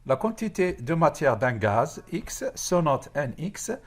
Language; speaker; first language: French; non-native, local second language; Arabic